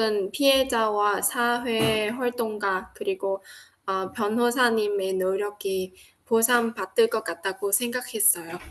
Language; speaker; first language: Korean; non-native, fluent; Vietnamese